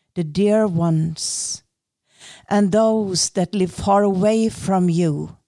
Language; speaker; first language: English; non-native, fluent; Norwegian